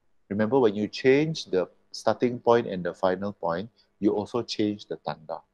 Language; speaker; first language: English; non-native, local second language; Malay